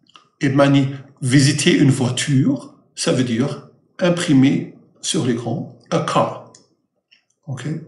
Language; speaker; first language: French; non-native, fluent; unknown